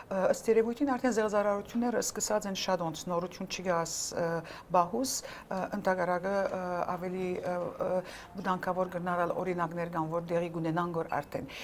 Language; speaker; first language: Armenian; early bilingual, heritage; Armenian